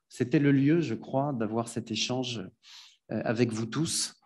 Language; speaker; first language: French; native; French